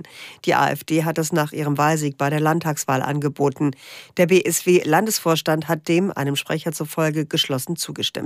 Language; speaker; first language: German; native; German